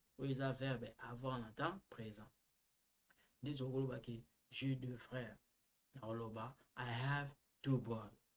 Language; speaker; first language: French; non-native, local second language; Lingala